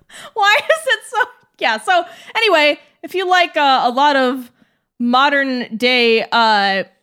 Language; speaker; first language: English; native; English